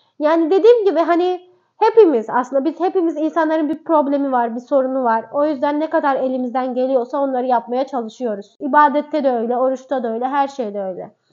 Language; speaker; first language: Turkish; native; Turkish